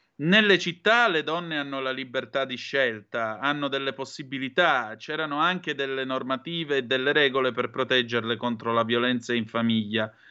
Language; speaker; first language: Italian; native; Italian